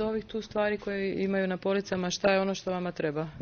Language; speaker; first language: Croatian; native; Croatian